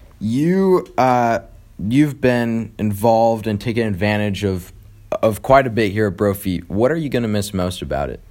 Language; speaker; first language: English; native; English